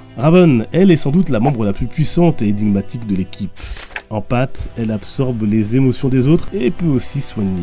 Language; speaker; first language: French; native; French